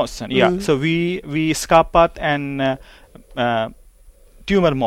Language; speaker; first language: Swedish; non-native, learner; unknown